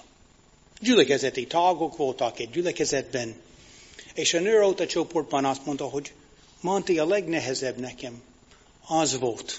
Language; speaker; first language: Hungarian; non-native, fluent; English